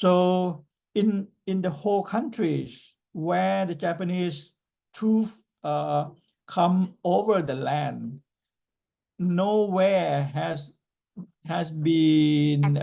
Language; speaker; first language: English; non-native, fluent; Thai